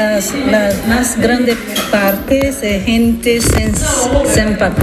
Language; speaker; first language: Spanish; non-native, learner; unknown